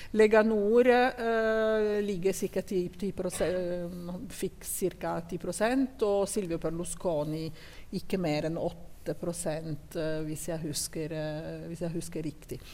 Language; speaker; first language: Norwegian; non-native, fluent; Italian